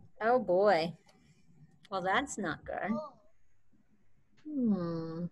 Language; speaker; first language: English; native; English